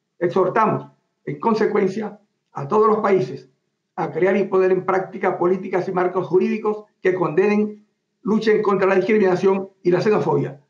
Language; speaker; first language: Spanish; native; Spanish